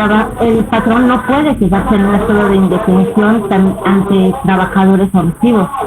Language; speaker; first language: Spanish; native; Spanish